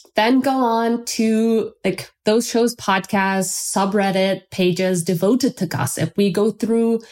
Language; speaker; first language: English; non-native, fluent; Turkish